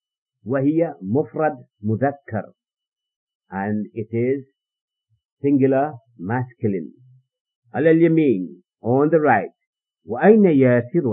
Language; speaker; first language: Arabic; non-native, fluent; English